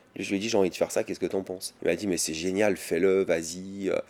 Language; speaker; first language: French; native; French